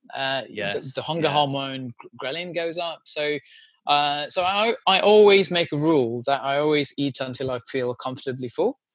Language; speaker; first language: English; non-native, local second language; Sinhala